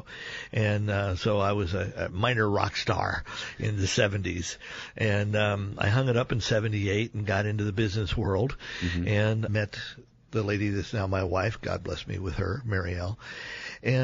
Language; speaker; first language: English; native; English